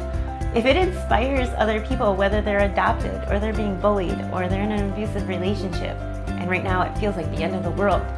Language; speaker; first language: English; early bilingual, other home language; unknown